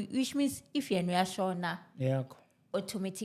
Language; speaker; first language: English; non-native, local second language; Zulu